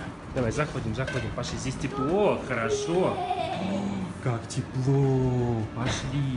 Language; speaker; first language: Russian; native; Russian